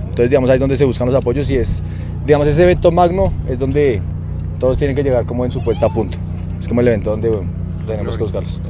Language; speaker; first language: Spanish; native; Spanish